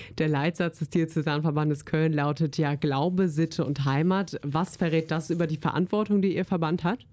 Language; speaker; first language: German; native; German